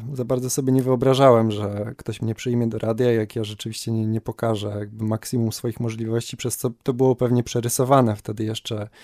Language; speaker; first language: Polish; native; Polish